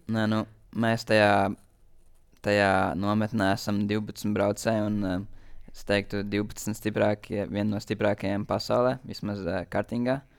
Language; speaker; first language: Latvian; native; Latvian